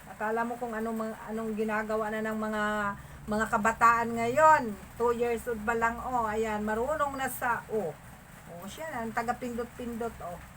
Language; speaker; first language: Filipino; non-native, local second language; Masbatenyo